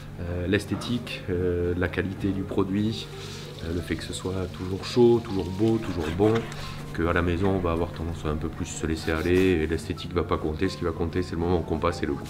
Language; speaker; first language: French; native; French